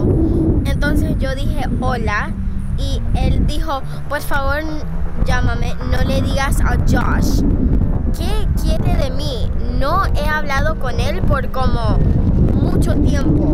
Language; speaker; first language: Spanish; early bilingual, heritage; Spanish